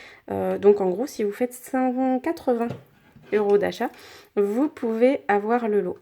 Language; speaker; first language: French; native; French